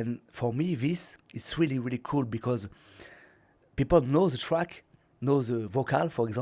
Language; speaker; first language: English; non-native, learner; French